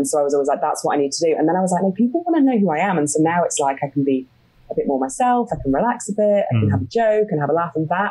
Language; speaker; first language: English; native; English